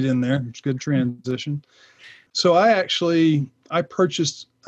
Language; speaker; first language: English; native; English